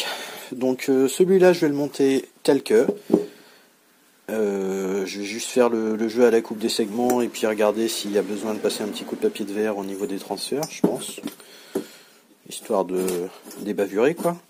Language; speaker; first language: French; native; French